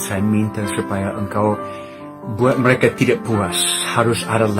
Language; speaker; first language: Indonesian; non-native, fluent; English